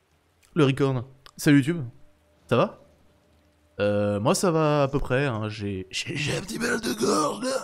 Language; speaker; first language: French; native; French